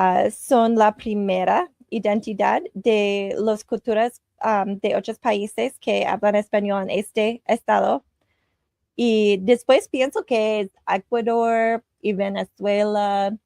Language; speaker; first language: Spanish; non-native, learner; English